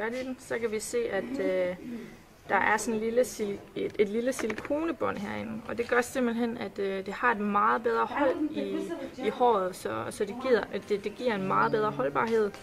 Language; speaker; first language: Danish; native; Danish